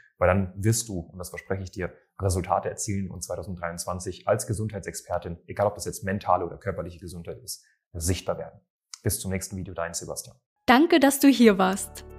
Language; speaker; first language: German; native; German